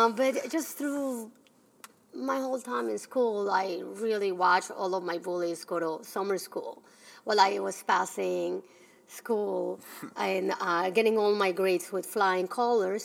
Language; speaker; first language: English; early bilingual, other home language; Spanish